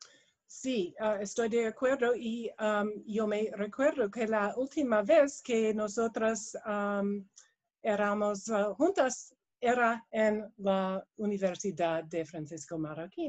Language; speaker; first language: Spanish; non-native, learner; English